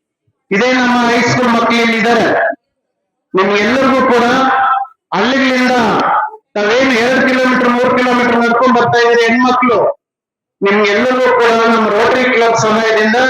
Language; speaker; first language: Kannada; native; Kannada